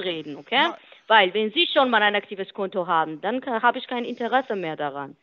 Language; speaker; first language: German; non-native, learner; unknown